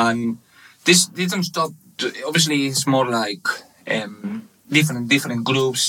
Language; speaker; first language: English; non-native, fluent; Spanish